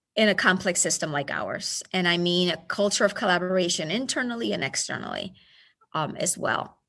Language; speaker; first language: English; early bilingual, other home language; Spanish